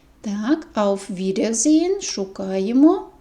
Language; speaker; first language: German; non-native, fluent; Ukrainian